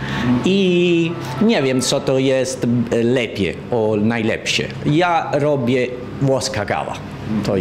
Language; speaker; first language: Polish; non-native, learner; Italian